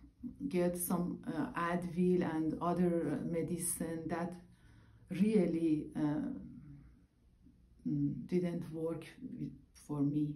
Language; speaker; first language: English; non-native, learner; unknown